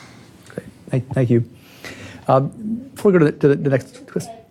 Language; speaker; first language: English; native; English